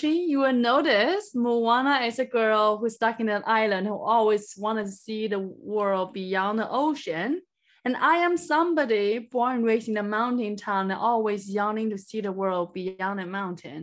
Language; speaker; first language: English; non-native, fluent; Chinese